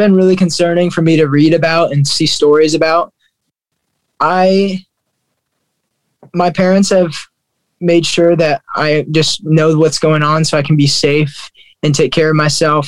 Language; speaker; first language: English; native; English